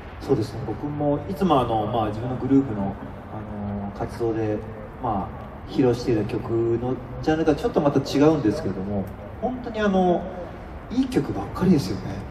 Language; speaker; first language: Japanese; native; Japanese